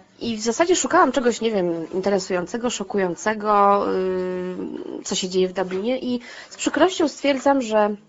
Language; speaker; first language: Polish; native; Polish